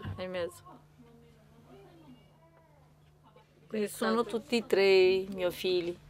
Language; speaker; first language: Italian; non-native, local second language; Romanian